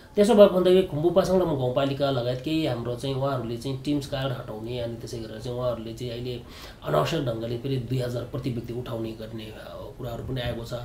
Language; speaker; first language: Nepali; non-native, local second language; Sherpa